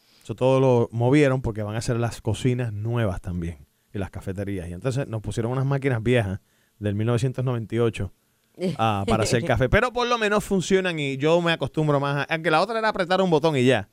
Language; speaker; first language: Spanish; early bilingual, heritage; Spanish